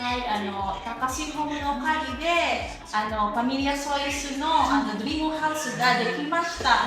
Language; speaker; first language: Japanese; non-native, learner; Filipino